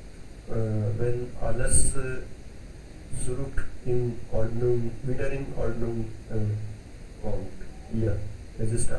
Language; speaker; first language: German; non-native, learner; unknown